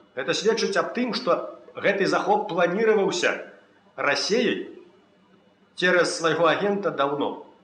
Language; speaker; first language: Belarusian; native; Belarusian